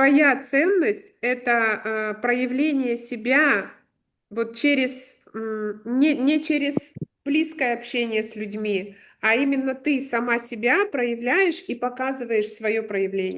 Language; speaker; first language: Russian; native; Russian